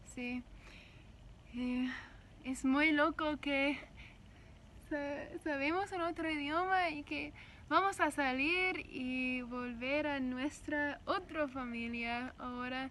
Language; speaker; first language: Spanish; non-native, learner; English